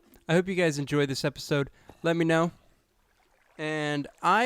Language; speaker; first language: English; native; English